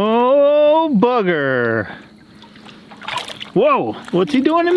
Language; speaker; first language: English; native; English